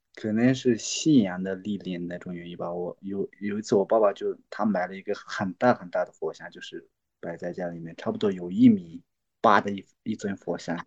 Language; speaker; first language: Chinese; non-native, local second language; Tibetan